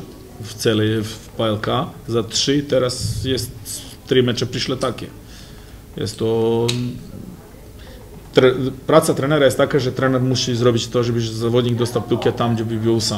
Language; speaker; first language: Polish; non-native, fluent; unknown